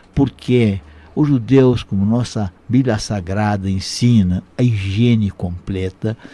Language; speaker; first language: Portuguese; non-native, fluent; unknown